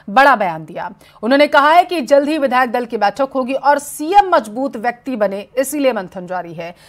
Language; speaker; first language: Hindi; native; Hindi